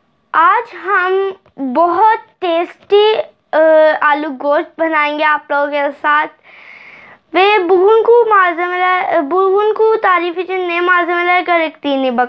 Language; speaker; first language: Turkish; non-native, learner; Urdu